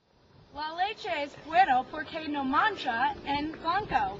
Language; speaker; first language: Spanish; non-native, learner; English